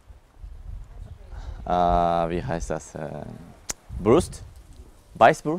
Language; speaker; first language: German; non-native, learner; Japanese